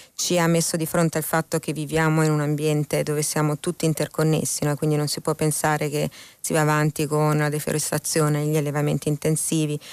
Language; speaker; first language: Italian; native; Italian